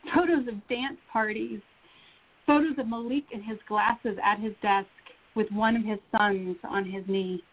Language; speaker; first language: English; early bilingual, other home language; Romanian